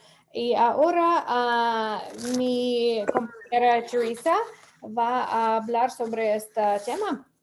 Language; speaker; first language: Spanish; non-native, fluent; English